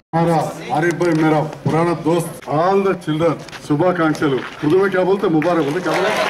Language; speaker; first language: Hindi; non-native, local second language; Telugu